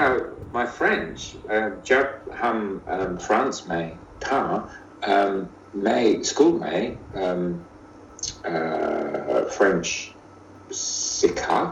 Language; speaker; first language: Hindi; non-native, learner; English